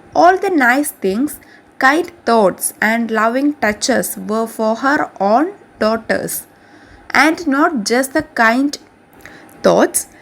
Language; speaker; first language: English; non-native, local second language; Malayalam